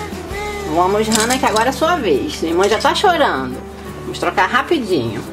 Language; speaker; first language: Portuguese; native; Portuguese